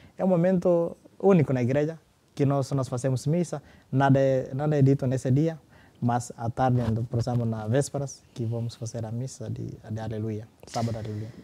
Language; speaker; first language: Portuguese; non-native, fluent; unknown